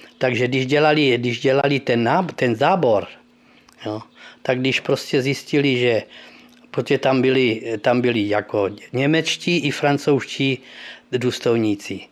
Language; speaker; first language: Czech; early bilingual, heritage; Czech